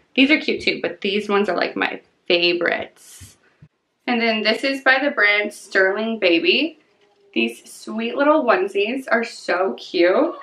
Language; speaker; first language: English; native; English